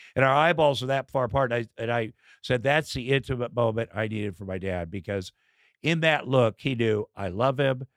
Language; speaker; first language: English; native; English